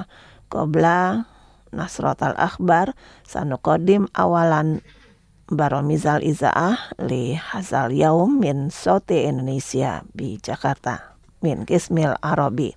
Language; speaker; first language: Arabic; non-native, fluent; Indonesian